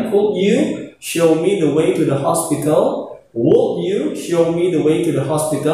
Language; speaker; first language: English; non-native, fluent; Indonesian